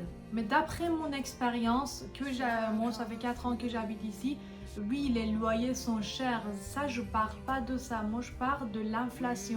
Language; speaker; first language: French; non-native, fluent; Persian